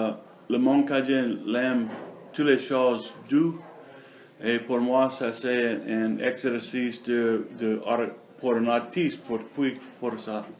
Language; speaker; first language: French; non-native, learner; English